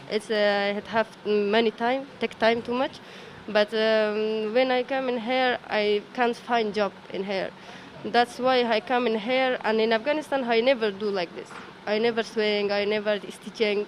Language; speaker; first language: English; non-native, learner; Persian